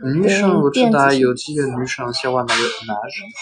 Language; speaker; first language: Chinese; non-native, learner; French